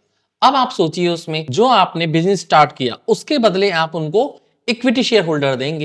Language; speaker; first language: Hindi; native; Hindi